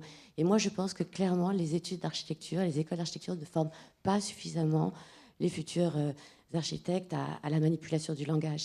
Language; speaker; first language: French; native; French